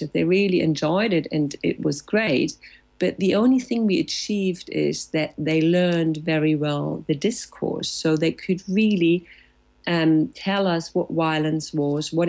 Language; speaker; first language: English; non-native, fluent; German